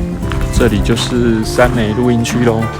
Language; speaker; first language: Chinese; native; Chinese